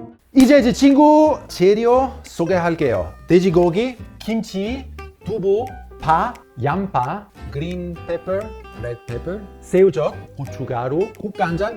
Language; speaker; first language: Korean; non-native, fluent; Italian